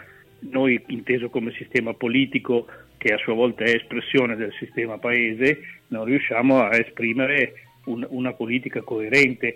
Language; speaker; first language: Italian; native; Italian